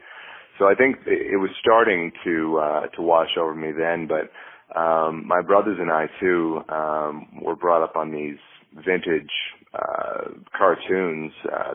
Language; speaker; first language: English; native; English